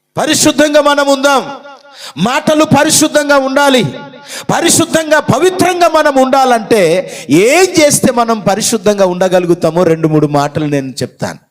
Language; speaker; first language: Telugu; non-native, local second language; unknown